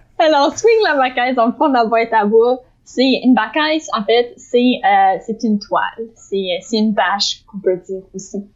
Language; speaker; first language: French; native; French